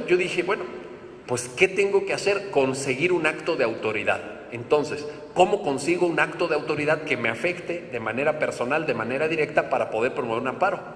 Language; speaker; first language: Spanish; native; Spanish